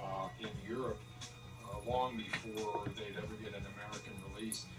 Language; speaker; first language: English; native; English